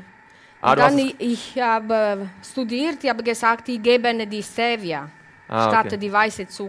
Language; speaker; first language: German; non-native, learner; Italian